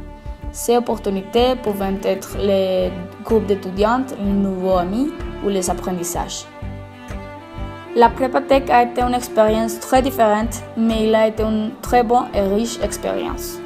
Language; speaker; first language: French; non-native, fluent; Spanish